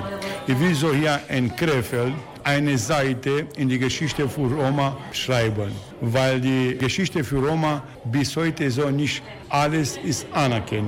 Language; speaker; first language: German; non-native, learner; Romanian